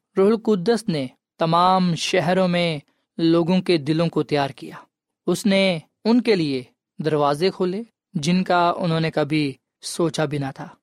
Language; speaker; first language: Urdu; non-native, local second language; Punjabi